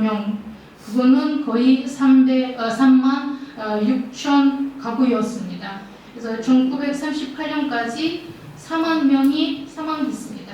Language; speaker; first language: Korean; early bilingual, heritage; Russian